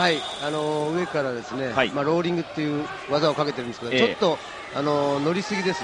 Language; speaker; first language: Japanese; native; Japanese